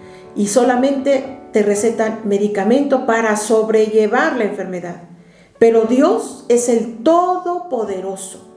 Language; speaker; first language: Spanish; native; Spanish